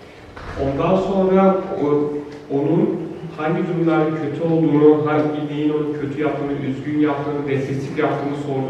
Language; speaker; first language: Turkish; native; Turkish